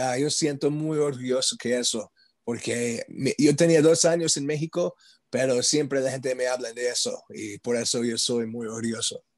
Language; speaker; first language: Spanish; non-native, learner; English